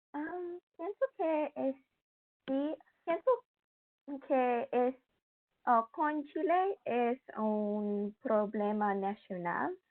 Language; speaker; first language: Spanish; non-native, learner; English